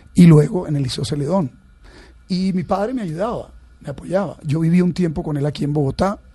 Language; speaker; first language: Spanish; native; Spanish